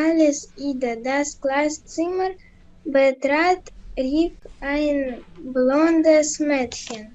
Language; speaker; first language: German; non-native, learner; Russian